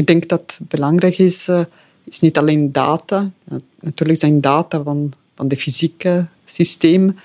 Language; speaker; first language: Dutch; non-native, fluent; Italian